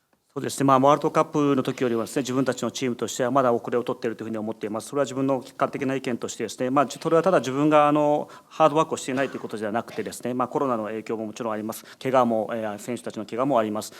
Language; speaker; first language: Japanese; native; Japanese